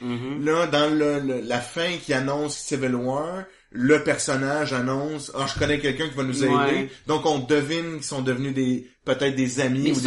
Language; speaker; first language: French; native; French